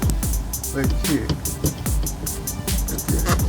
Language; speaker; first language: English; native; English